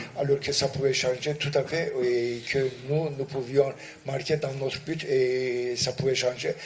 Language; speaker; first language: French; non-native, fluent; Turkish